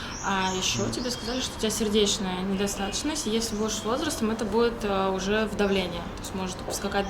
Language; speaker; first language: Russian; native; Russian